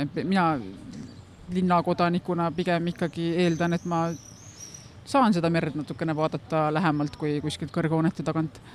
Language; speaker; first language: Estonian; native; Estonian